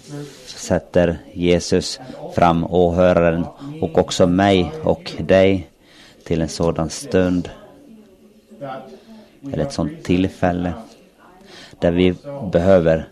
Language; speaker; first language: Swedish; non-native, local second language; Finnish